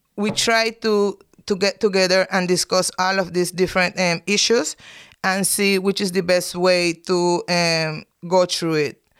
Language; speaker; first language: English; non-native, fluent; Spanish